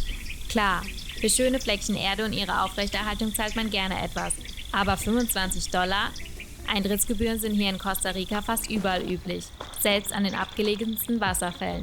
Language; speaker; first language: German; native; German